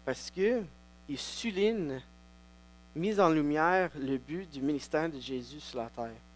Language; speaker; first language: French; non-native, local second language; English